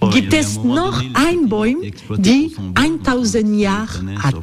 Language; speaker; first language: German; non-native, fluent; French